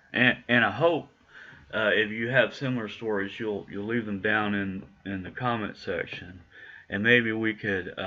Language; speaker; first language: English; native; English